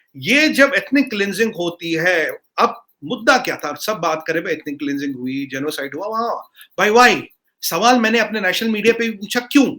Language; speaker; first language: Hindi; non-native, local second language; Kashmiri